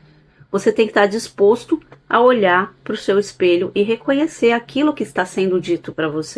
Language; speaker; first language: Portuguese; native; Portuguese